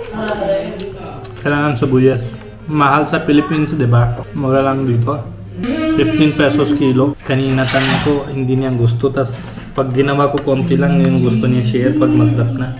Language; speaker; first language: Filipino; non-native, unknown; Hindi